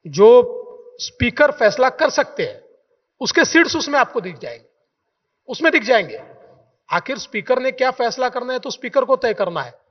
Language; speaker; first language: Hindi; non-native, local second language; Marathi